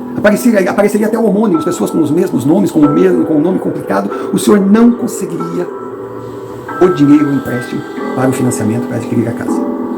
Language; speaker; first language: Portuguese; non-native, fluent; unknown